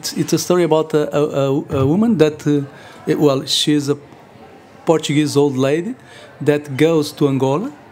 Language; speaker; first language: English; non-native, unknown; Portuguese